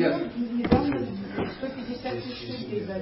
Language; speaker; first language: Russian; native; Russian